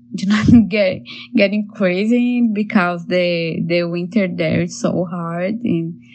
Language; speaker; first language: English; non-native, learner; Portuguese